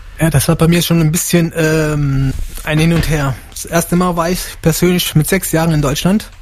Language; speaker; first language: German; early bilingual, heritage; Italian